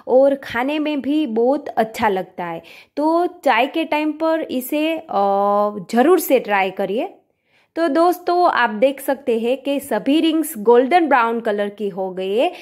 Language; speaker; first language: Hindi; non-native, local second language; Gujarati